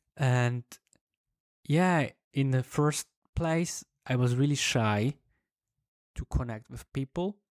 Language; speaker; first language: English; non-native, fluent; Swiss German